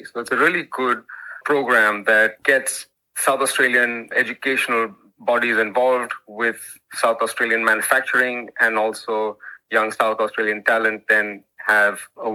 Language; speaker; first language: English; non-native, local second language; Hindi